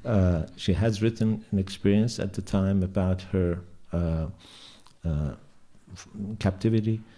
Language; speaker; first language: English; non-native, fluent; Persian